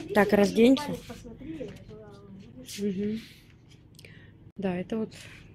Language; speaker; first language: Russian; native; Russian